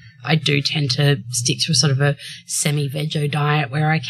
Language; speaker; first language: English; native; English